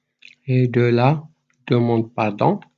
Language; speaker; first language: French; non-native, fluent; Arabic